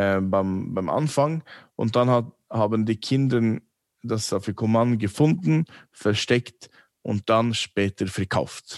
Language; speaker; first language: German; non-native, fluent; English